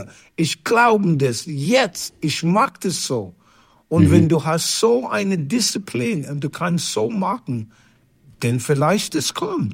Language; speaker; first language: German; non-native, fluent; English